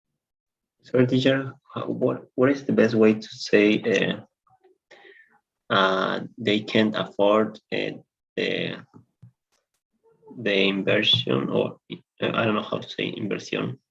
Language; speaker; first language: English; non-native, learner; Spanish